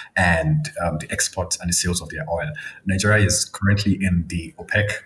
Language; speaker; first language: English; non-native, local second language; Yoruba